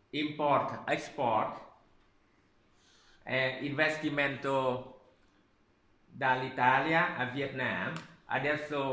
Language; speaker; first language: Italian; non-native, learner; Vietnamese